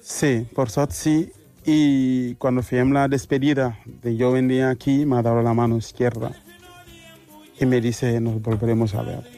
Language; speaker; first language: Spanish; non-native, fluent; Wolof